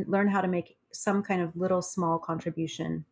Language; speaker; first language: English; native; English